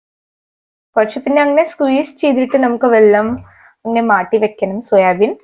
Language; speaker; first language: Malayalam; non-native, fluent; Hindi